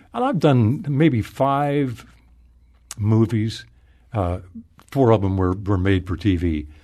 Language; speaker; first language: English; native; English